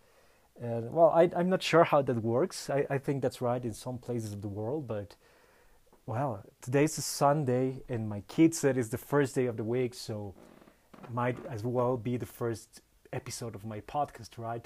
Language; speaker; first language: English; non-native, fluent; Spanish